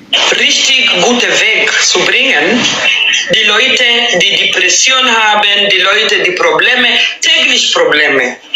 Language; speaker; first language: German; non-native, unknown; Swahili